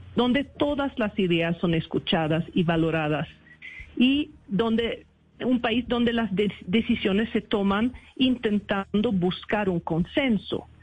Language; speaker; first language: Spanish; non-native, fluent; Swedish